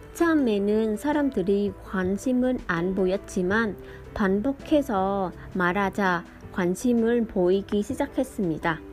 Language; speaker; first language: Korean; non-native, fluent; Vietnamese